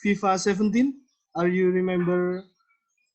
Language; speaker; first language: English; non-native, learner; Indonesian